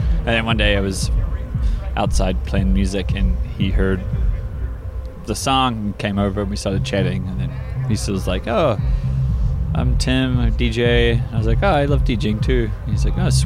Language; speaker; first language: English; native; English